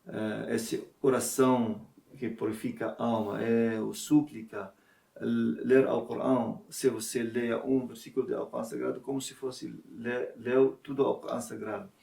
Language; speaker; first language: Portuguese; non-native, learner; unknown